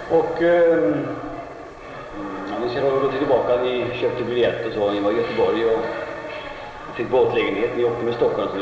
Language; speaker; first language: Swedish; native; Swedish